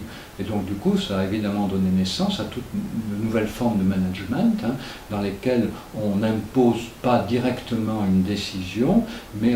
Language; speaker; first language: French; native; French